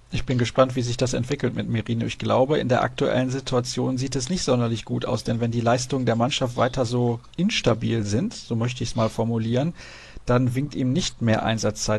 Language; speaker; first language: German; native; German